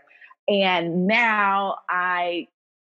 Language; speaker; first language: English; non-native, fluent; Haitian Creole